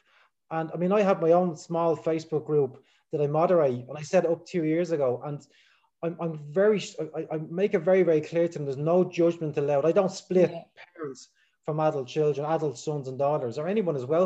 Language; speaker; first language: English; native; English